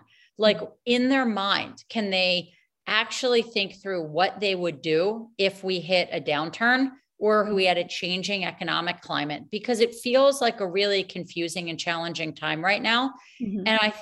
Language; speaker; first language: English; native; English